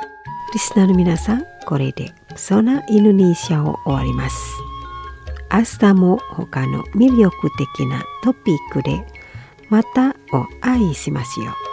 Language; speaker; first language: Japanese; non-native, fluent; Indonesian